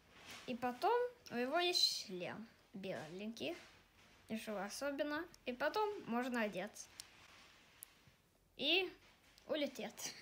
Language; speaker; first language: Russian; early bilingual, heritage; Russian